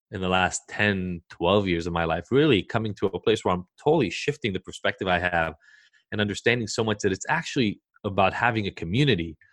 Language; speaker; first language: English; early bilingual, other home language; Hebrew